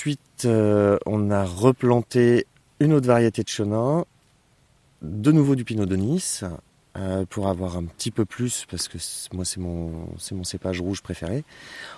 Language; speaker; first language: French; native; French